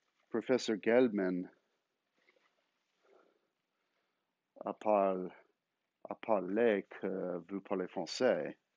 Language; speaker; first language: French; non-native, learner; English